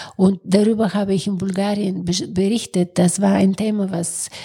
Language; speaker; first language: German; non-native, fluent; Bulgarian